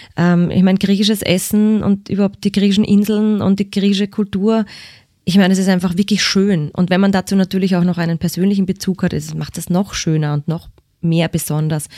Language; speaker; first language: German; native; German